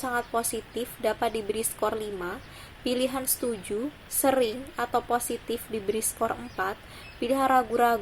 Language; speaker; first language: Indonesian; native; Indonesian